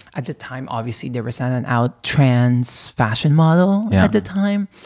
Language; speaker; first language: English; non-native, local second language; Filipino